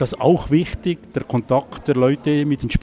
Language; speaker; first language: German; native; German